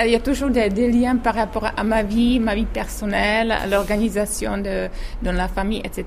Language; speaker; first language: French; non-native, fluent; Czech